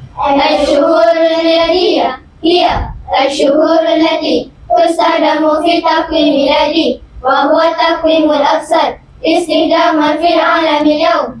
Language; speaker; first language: Arabic; non-native, learner; Malay